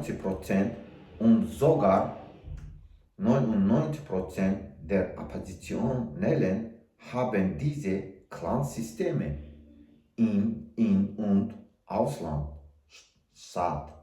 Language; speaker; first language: German; non-native, learner; Tajik